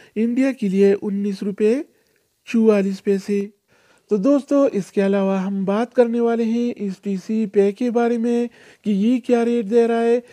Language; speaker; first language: Urdu; non-native, local second language; Pashto